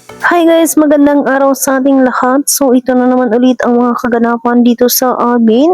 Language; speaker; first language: Filipino; native; Filipino